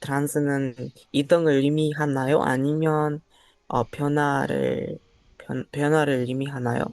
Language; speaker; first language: Korean; non-native, learner; Spanish